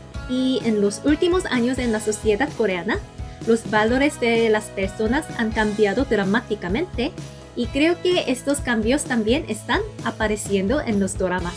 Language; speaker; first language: Spanish; non-native, fluent; Korean